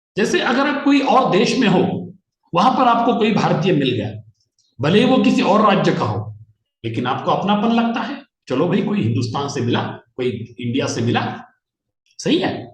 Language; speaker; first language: Hindi; non-native, local second language; Marathi